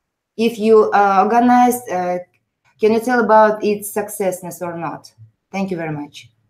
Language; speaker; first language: English; non-native, fluent; Uzbek